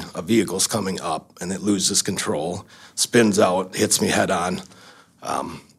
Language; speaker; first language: English; native; English